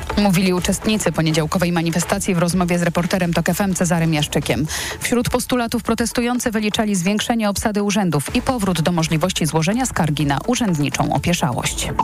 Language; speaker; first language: Polish; native; Polish